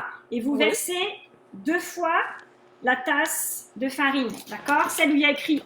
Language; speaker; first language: French; native; French